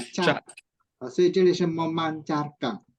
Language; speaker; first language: Indonesian; non-native, fluent; Chinese